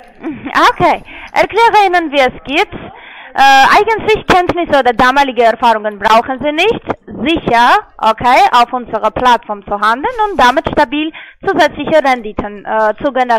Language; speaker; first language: German; non-native, learner; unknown